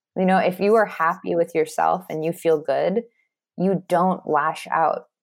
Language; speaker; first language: English; native; English